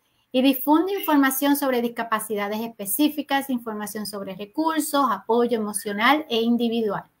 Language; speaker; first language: Spanish; native; Spanish